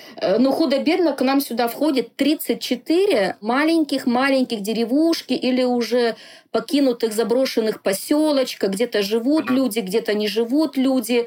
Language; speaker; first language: Russian; non-native, local second language; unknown